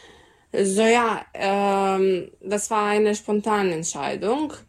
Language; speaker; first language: German; non-native, learner; Serbian